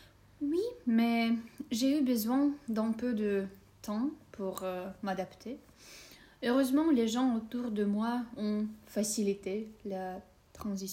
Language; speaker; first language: French; non-native, fluent; Russian